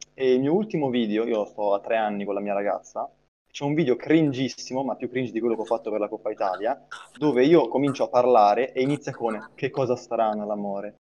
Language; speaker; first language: Italian; native; Italian